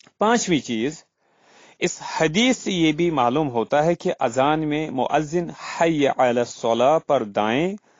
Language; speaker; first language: Urdu; non-native, local second language; Kashmiri